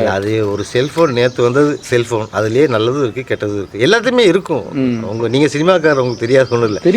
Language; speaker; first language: Tamil; non-native, local second language; Telugu